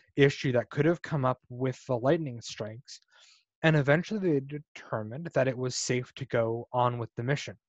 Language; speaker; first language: English; native; English